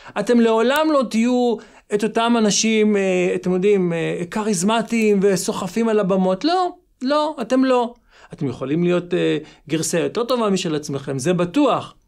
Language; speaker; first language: Hebrew; native; Hebrew